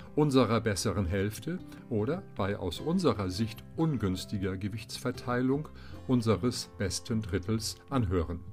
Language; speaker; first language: German; native; German